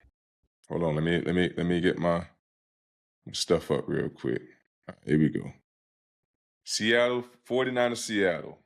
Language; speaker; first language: English; native; English